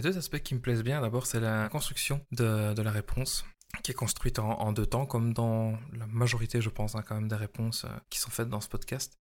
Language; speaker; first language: French; native; French